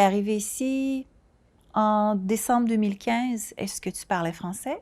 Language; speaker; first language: French; native; French